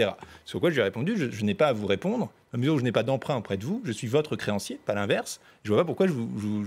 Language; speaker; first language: French; native; French